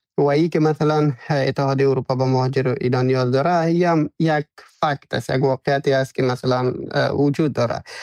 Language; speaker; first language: Persian; native; Persian